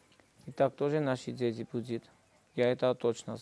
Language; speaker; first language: Russian; non-native, local second language; Armenian